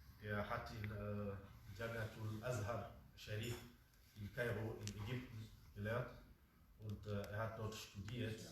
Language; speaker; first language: German; non-native, fluent; Fula